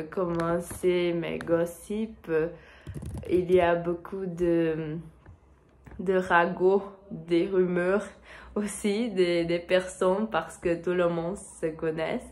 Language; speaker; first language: French; non-native, learner; Portuguese